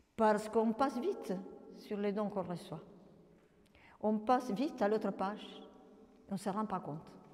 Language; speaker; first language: French; non-native, fluent; Spanish